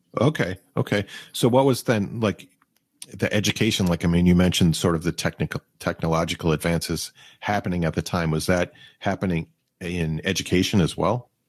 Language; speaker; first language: English; native; English